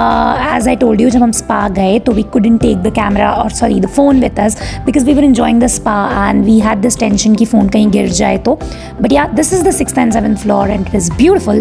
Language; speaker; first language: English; non-native, local second language; Hindi